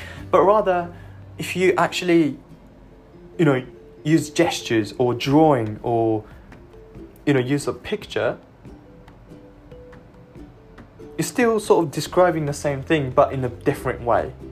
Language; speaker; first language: English; non-native, fluent; Japanese